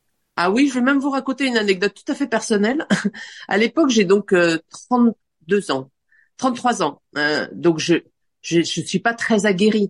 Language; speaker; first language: French; native; French